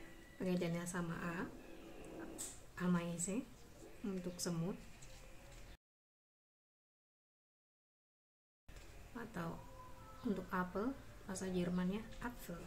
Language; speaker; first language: Indonesian; native; Indonesian